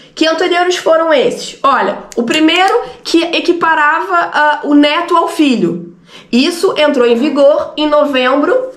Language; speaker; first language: Portuguese; native; Portuguese